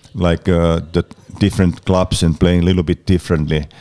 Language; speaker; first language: English; non-native, learner; Finnish